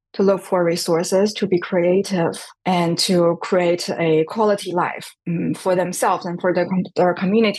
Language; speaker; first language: English; non-native, fluent; Chinese